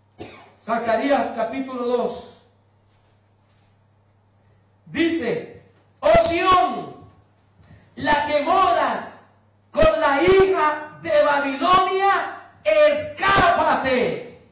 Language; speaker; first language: Spanish; native; Spanish